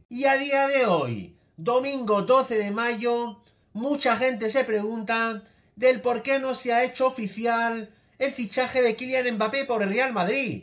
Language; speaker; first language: Spanish; native; Spanish